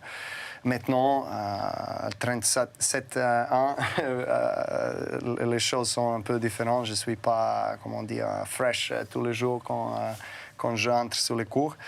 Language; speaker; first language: French; non-native, fluent; Serbian